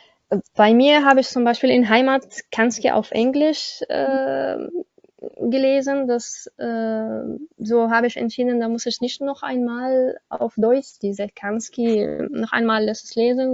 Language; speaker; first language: German; non-native, learner; Arabic